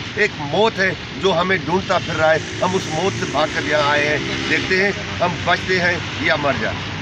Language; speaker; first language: Urdu; non-native, local second language; Sindhi